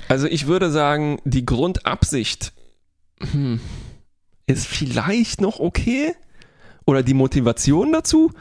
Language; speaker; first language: German; non-native, fluent; Polish